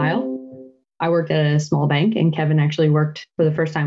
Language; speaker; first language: English; native; English